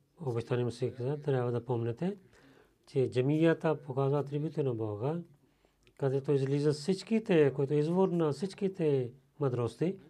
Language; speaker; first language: Bulgarian; non-native, learner; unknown